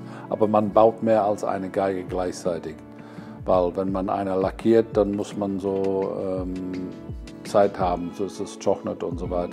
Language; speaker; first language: German; non-native, fluent; English